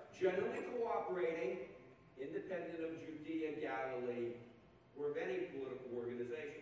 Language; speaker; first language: English; native; English